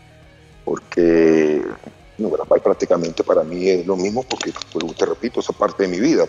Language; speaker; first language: Spanish; native; Spanish